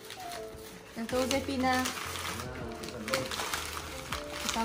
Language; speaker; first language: French; non-native, learner; Japanese